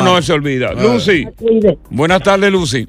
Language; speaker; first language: Spanish; native; Spanish